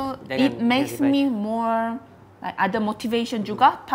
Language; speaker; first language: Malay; non-native, fluent; Korean